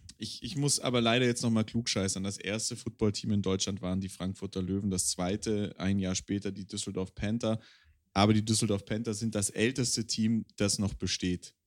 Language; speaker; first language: German; native; German